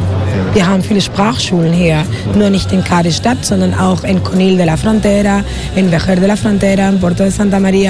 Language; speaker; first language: German; non-native, fluent; Spanish